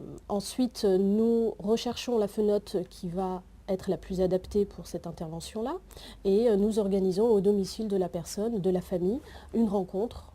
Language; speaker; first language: French; native; French